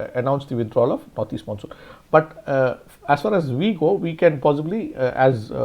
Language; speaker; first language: English; non-native, local second language; Tamil